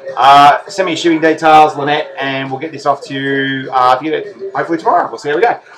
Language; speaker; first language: English; native; English